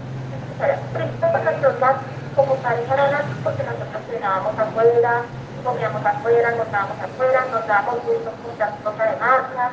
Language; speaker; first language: Spanish; native; Spanish